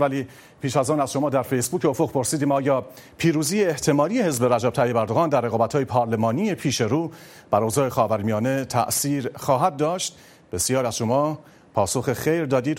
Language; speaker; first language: Persian; native; Persian